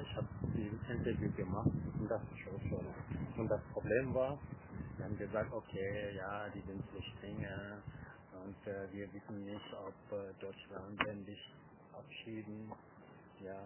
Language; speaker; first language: German; non-native, fluent; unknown